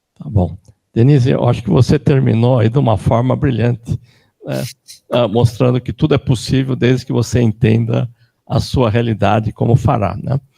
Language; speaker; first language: Portuguese; native; Portuguese